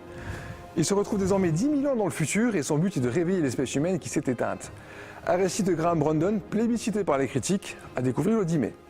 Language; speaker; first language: French; native; French